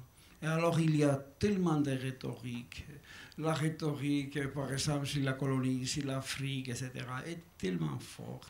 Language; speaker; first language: French; non-native, learner; Basque